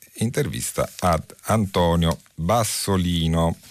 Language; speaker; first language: Italian; native; Italian